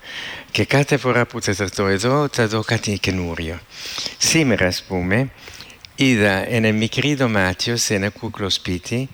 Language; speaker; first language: Greek; non-native, fluent; Italian